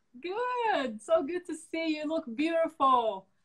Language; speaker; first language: English; non-native, fluent; Portuguese